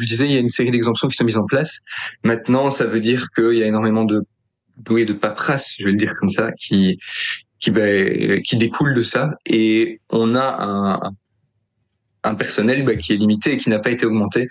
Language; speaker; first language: French; native; French